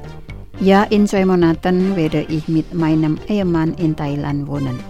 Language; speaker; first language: German; non-native, fluent; Indonesian